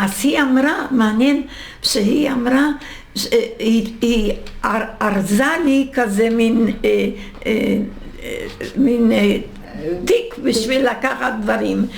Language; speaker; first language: Hebrew; non-native, fluent; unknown